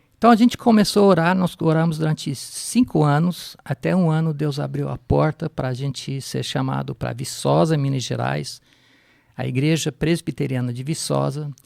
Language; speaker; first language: Portuguese; non-native, fluent; English